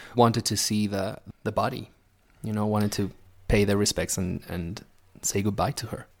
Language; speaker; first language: English; non-native, fluent; Spanish